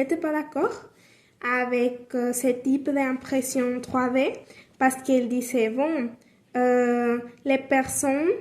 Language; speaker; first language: French; non-native, learner; Spanish